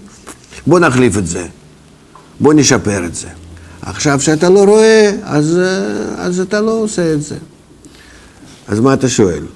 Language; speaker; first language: Hebrew; non-native, fluent; Russian